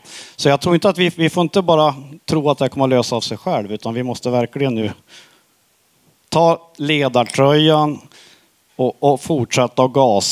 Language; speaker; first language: Swedish; native; Swedish